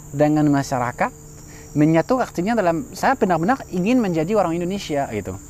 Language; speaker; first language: Indonesian; non-native, fluent; French